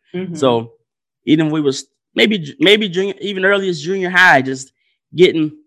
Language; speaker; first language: English; native; English